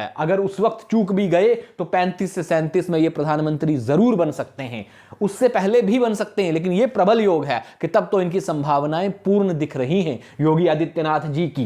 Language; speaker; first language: Hindi; native; Hindi